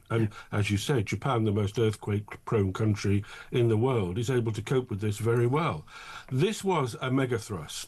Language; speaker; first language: English; native; English